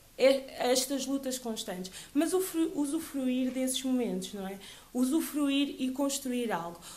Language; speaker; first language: Portuguese; early bilingual, other home language; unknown